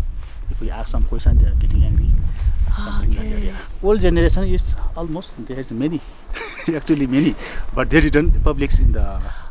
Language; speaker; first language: English; non-native, learner; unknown